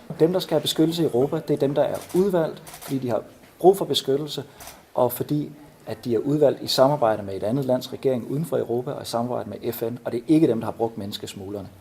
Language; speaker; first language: Danish; native; Danish